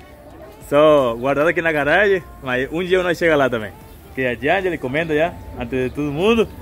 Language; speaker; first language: Portuguese; non-native, fluent; Spanish